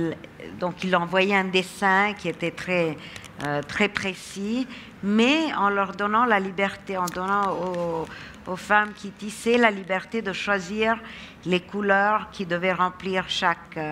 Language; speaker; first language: French; non-native, fluent; Italian